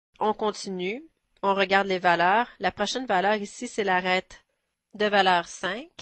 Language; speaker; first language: French; native; French